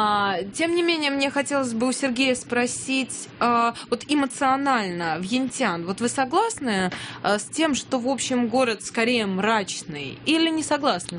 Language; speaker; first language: Russian; native; Russian